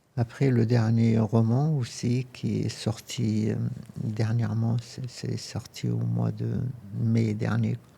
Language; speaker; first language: French; non-native, fluent; Arabic